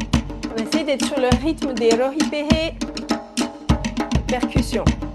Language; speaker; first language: French; native; French